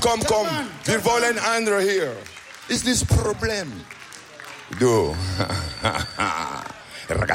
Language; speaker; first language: German; non-native, learner; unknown